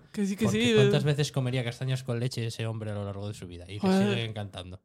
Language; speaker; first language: Spanish; native; Spanish